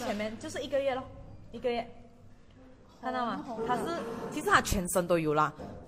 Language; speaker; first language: Chinese; early bilingual, heritage; Chinese